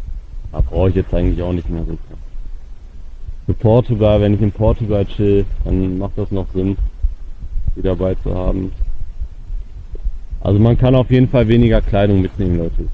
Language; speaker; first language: German; native; German